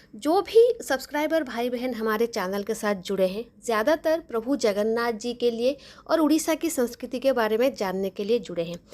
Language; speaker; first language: Hindi; non-native, local second language; Bangla